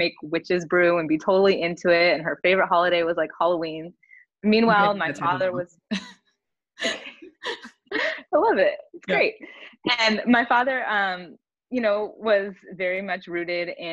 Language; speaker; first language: English; native; English